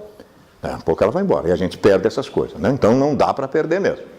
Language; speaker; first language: Portuguese; native; Portuguese